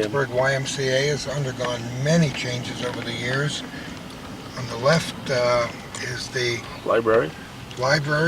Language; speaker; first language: English; native; English